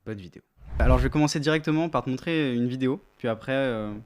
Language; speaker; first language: French; native; French